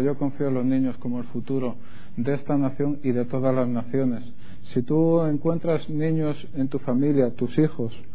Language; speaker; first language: Spanish; native; Spanish